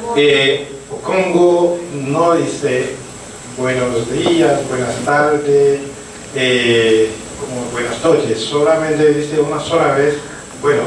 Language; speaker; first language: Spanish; non-native, learner; French